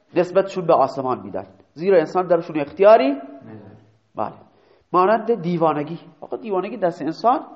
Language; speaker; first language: Persian; non-native, local second language; Baluchi